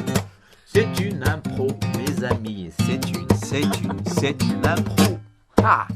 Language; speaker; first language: French; non-native, local second language; Kabyle